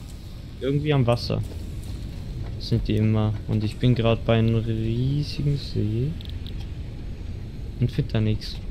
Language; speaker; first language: German; native; German